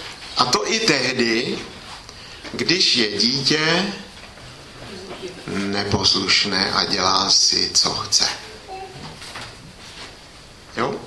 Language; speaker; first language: Czech; native; Czech